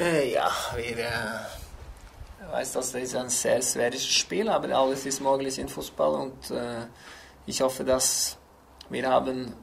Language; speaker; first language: German; non-native, learner; Norwegian